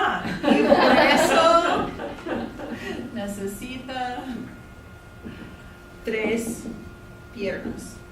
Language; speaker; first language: Spanish; non-native, learner; English